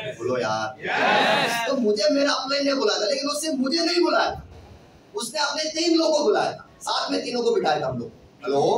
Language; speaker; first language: Hindi; non-native, local second language; Kannada